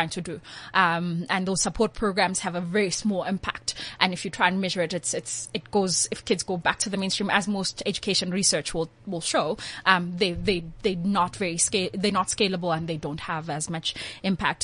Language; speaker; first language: English; non-native, local second language; Swati